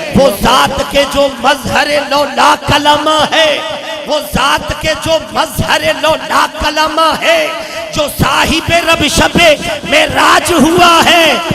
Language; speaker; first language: Urdu; non-native, local second language; Punjabi